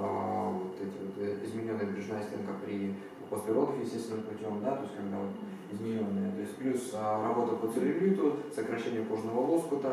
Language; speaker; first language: Russian; native; Russian